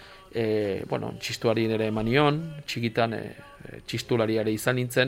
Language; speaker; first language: Basque; native; Basque